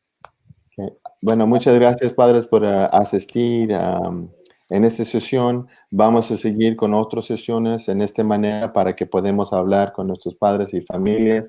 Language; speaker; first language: Spanish; early bilingual, heritage; English